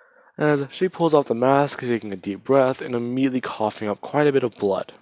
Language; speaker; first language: English; native; English